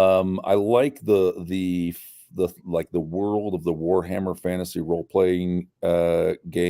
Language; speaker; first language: English; native; English